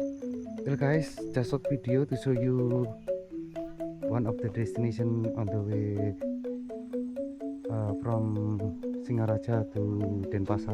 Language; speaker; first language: English; non-native, learner; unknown